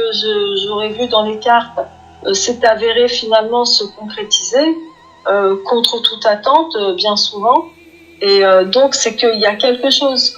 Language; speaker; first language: French; native; French